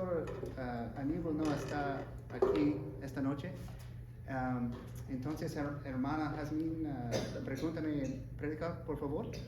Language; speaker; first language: Spanish; non-native, learner; English